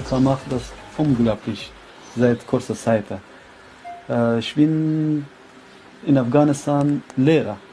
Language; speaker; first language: German; non-native, learner; Persian